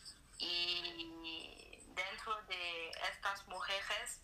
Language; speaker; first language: Spanish; non-native, learner; French